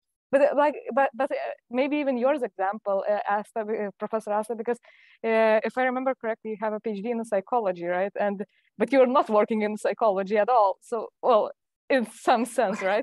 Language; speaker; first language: English; non-native, fluent; Lithuanian